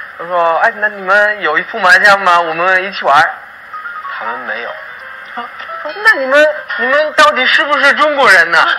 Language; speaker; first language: Chinese; non-native, fluent; Italian